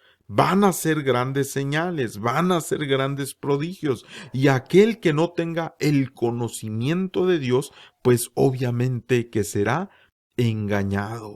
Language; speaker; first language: Spanish; native; Spanish